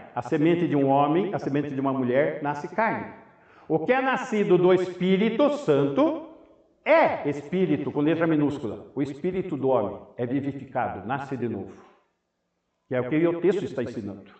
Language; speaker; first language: Portuguese; native; Portuguese